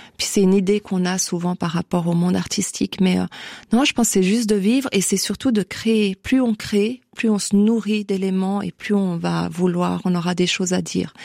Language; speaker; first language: French; native; French